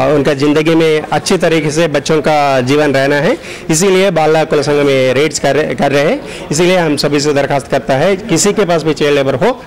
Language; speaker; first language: Hindi; non-native, local second language; Telugu